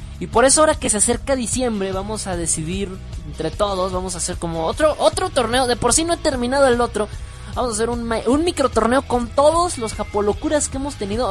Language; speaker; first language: Spanish; native; Spanish